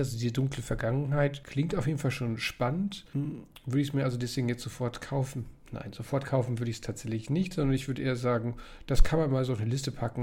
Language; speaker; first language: German; native; German